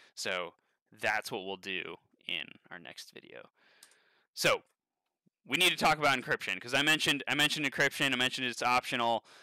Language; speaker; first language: English; native; English